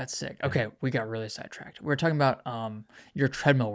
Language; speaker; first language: English; native; English